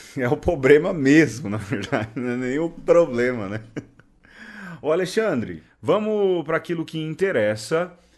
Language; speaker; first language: Portuguese; native; Portuguese